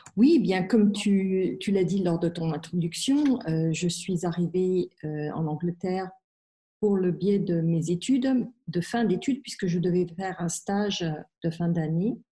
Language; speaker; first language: French; native; French